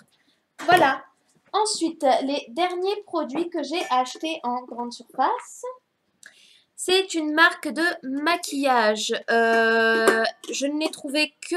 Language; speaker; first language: French; native; French